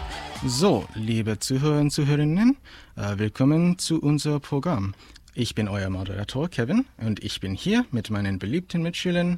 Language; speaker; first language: German; non-native, fluent; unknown